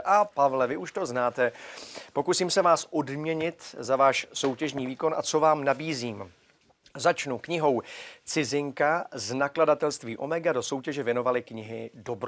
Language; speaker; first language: Czech; native; Czech